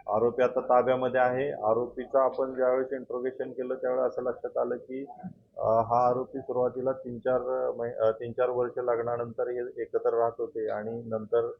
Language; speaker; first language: Marathi; native; Marathi